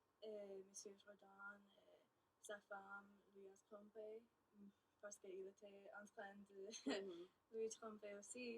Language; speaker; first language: French; non-native, learner; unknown